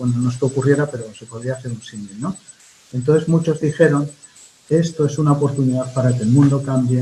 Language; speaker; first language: Spanish; native; Spanish